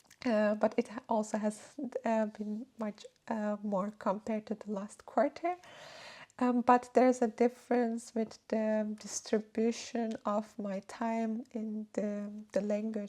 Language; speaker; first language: English; non-native, fluent; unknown